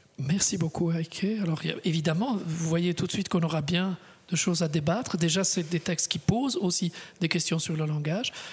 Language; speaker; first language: French; non-native, fluent; Italian